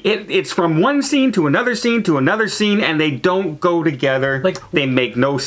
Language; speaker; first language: English; native; English